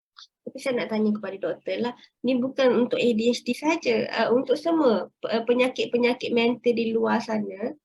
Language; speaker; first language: Malay; native; Malay